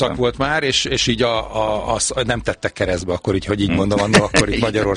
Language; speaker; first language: Hungarian; native; Hungarian